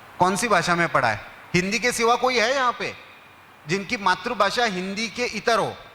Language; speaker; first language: Hindi; non-native, local second language; Marathi